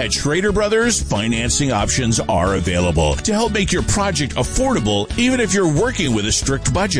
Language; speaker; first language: English; native; English